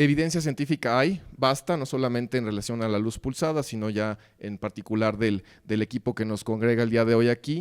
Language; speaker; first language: Spanish; native; Spanish